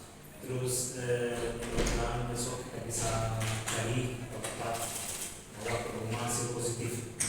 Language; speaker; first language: Indonesian; non-native, fluent; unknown